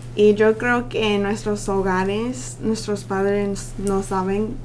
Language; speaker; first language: Spanish; early bilingual, heritage; Spanish